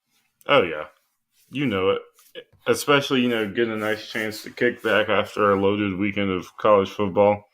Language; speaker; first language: English; native; English